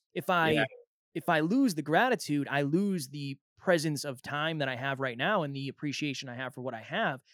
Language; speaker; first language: English; native; English